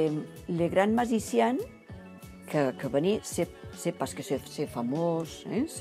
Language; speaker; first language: French; non-native, learner; Catalan